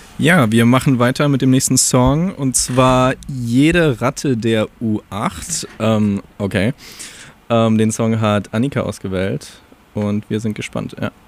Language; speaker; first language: German; native; German